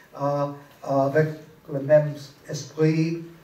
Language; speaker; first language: French; non-native, learner; English